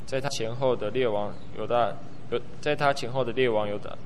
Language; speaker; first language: Chinese; native; Chinese